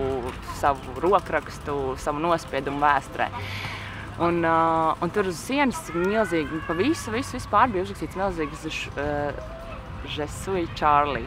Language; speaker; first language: Latvian; native; Latvian